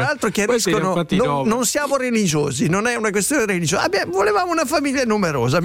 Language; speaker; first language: Italian; native; Italian